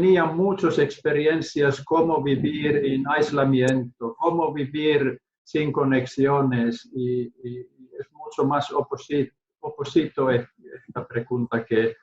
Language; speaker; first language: Spanish; non-native, learner; Finnish